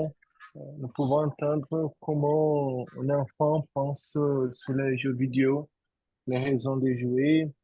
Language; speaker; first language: French; non-native, fluent; Portuguese